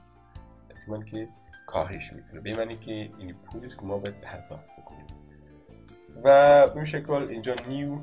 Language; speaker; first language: Persian; native; Persian